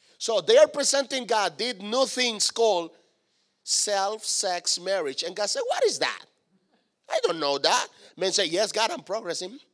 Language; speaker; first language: English; non-native, fluent; Spanish